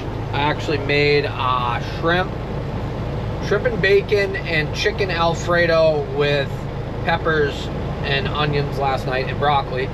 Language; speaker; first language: English; native; English